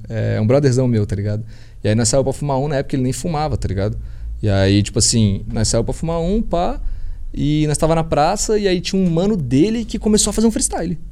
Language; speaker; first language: Portuguese; native; Portuguese